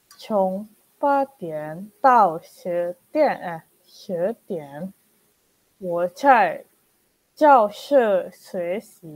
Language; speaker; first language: Chinese; non-native, learner; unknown